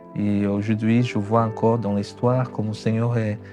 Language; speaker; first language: French; non-native, fluent; Portuguese